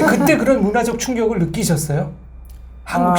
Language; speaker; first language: Korean; native; Korean